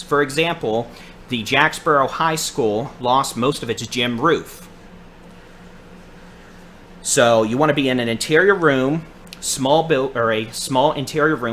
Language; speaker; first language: English; native; English